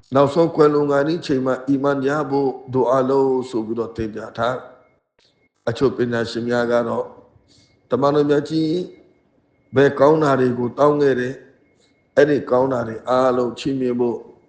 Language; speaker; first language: Burmese; non-native, local second language; Rohingya